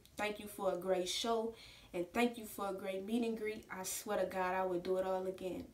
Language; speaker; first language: English; native; English